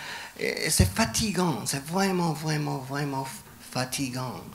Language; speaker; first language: French; non-native, fluent; English